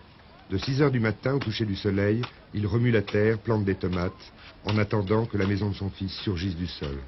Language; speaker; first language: French; native; French